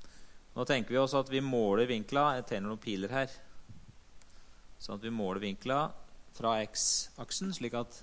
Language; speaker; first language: Norwegian; native; Norwegian